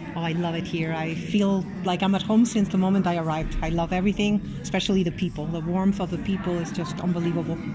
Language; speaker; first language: English; native; English